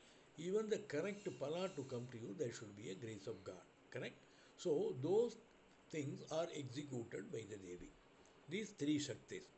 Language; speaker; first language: English; non-native, local second language; Tamil